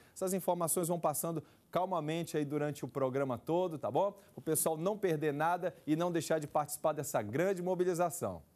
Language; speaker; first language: Portuguese; native; Portuguese